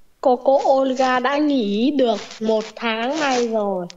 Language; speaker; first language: Vietnamese; native; Vietnamese